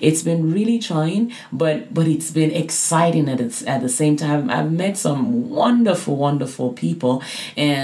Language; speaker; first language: English; non-native, local second language; Yoruba